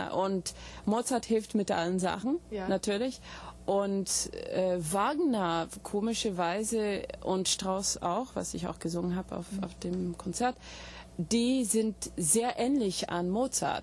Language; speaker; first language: German; non-native, fluent; English